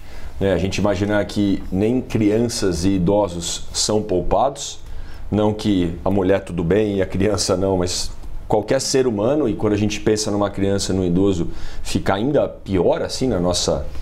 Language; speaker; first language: Portuguese; native; Portuguese